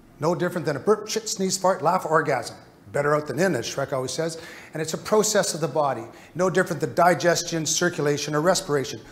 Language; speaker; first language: English; native; English